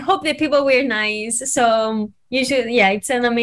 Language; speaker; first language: English; non-native, fluent; Greek